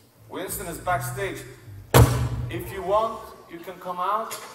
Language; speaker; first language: English; non-native, learner; Swedish